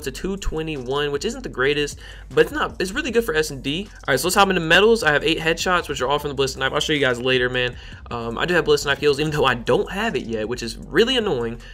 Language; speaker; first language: English; native; English